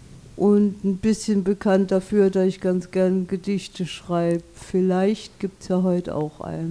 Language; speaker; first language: German; native; German